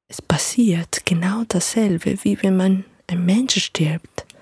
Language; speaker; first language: German; non-native, fluent; Spanish